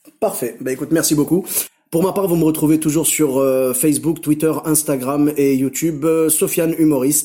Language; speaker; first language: French; native; French